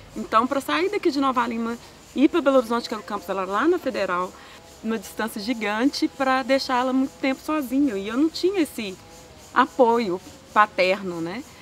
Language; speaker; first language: Portuguese; native; Portuguese